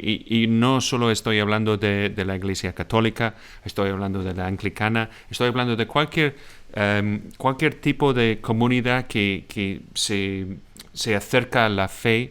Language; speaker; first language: Spanish; non-native, fluent; English